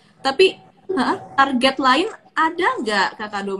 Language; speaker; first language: Indonesian; native; Indonesian